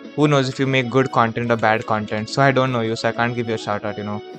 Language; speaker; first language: English; non-native, local second language; Hindi